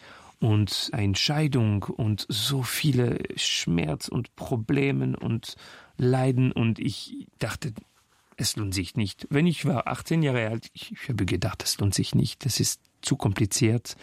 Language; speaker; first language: German; non-native, fluent; French